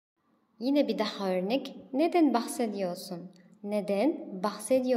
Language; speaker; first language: Turkish; non-native, fluent; Kazakh